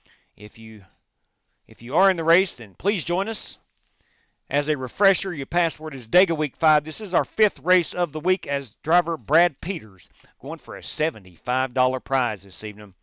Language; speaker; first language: English; native; English